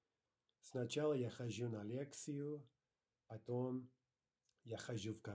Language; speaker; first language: Russian; non-native, fluent; English